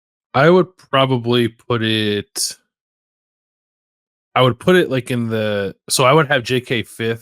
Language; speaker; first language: English; native; English